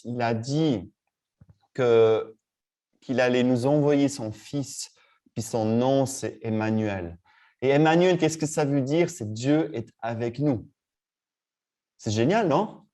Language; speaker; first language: French; native; French